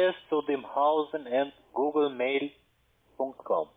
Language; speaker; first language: German; native; German